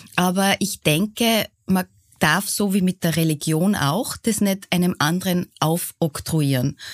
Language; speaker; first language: German; native; German